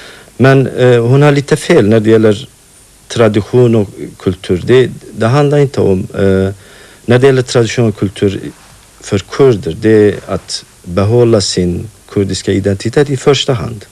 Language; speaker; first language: Swedish; non-native, fluent; Kurdish